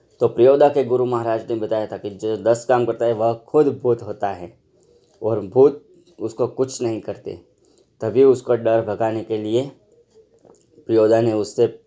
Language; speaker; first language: Hindi; non-native, local second language; Gujarati